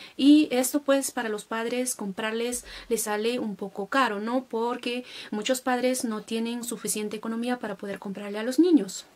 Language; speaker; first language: Spanish; native; Spanish